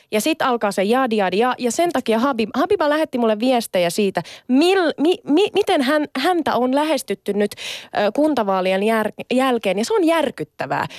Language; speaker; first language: Finnish; early bilingual, other home language; Sinhala